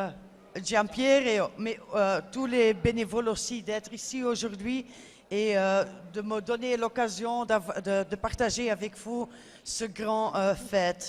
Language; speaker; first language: French; non-native, fluent; Dutch